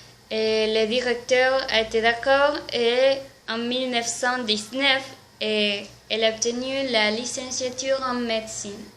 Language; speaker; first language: French; non-native, learner; Spanish